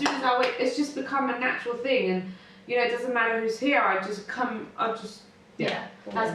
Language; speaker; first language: English; native; English